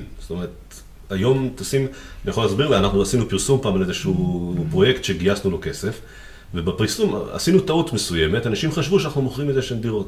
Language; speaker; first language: Hebrew; native; Hebrew